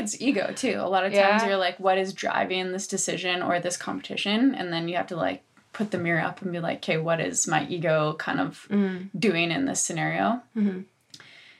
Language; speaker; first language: English; native; English